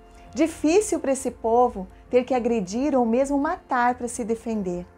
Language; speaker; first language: Portuguese; native; Portuguese